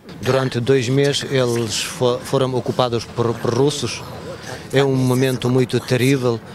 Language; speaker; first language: Portuguese; non-native, fluent; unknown